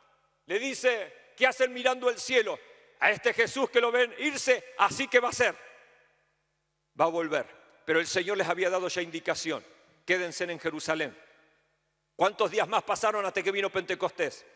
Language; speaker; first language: Spanish; native; Spanish